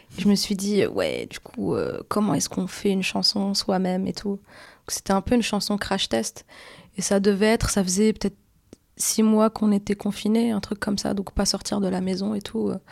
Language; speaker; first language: French; non-native, local second language; Arabic